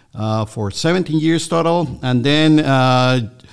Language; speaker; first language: English; non-native, fluent; Spanish